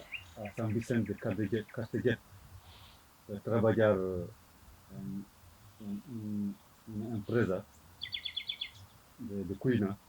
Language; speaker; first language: Catalan; non-native, learner; Fula